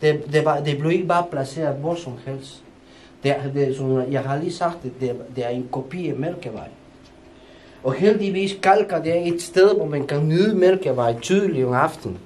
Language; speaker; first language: Danish; non-native, fluent; Spanish